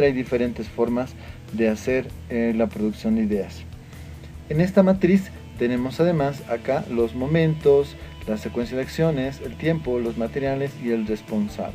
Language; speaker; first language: Spanish; native; Spanish